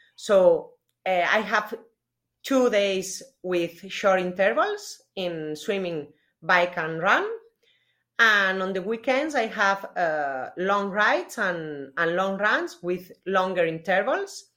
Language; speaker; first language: English; non-native, learner; Spanish